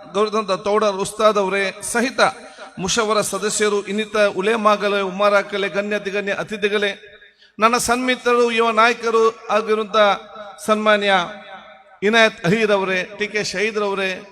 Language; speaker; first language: Kannada; non-native, local second language; Malayalam